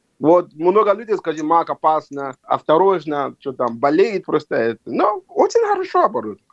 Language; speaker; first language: Russian; non-native, learner; Yoruba